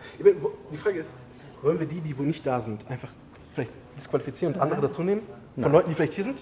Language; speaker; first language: German; native; German